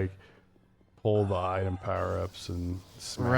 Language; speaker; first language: English; native; English